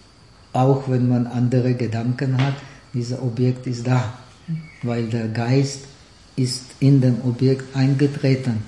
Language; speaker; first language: German; non-native, fluent; Czech